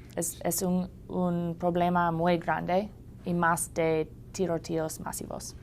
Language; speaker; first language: Spanish; non-native, learner; English